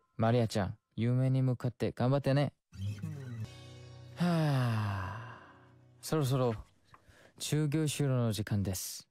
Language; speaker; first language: Japanese; non-native, learner; Korean